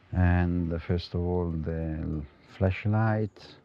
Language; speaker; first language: English; non-native, fluent; Italian